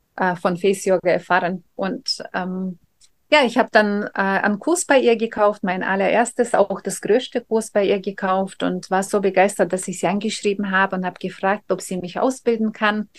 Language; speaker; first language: German; non-native, fluent; Russian